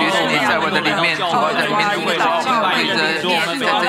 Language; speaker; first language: Chinese; native; Chinese